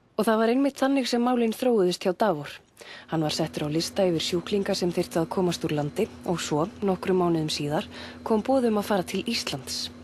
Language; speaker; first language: Icelandic; native; Icelandic